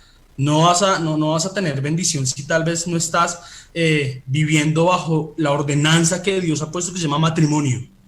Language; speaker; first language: Spanish; native; Spanish